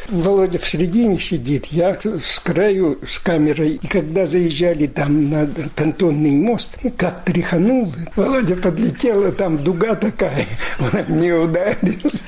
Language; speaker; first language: Russian; native; Russian